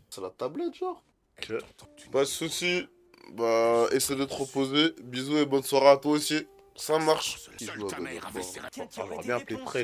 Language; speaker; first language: French; native; French